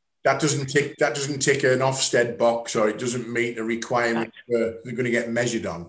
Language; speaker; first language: English; native; English